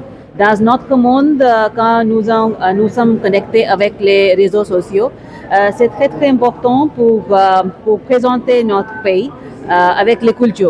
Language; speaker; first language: French; non-native, fluent; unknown